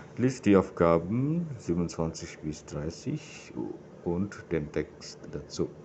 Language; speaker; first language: German; non-native, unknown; Indonesian